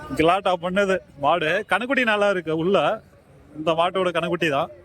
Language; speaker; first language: Tamil; native; Tamil